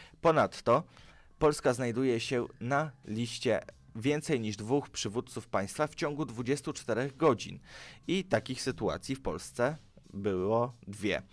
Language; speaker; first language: Polish; native; Polish